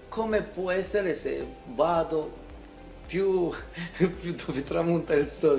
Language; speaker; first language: Italian; non-native, fluent; Romanian